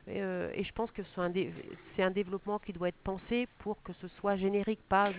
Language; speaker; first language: French; native; French